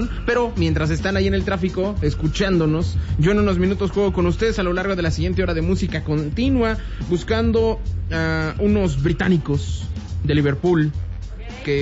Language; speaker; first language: Spanish; native; Spanish